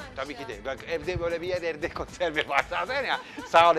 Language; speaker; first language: Turkish; non-native, fluent; Italian